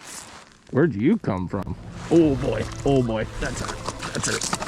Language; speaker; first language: English; native; English